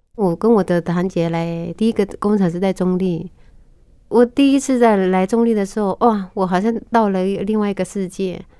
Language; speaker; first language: Chinese; non-native, local second language; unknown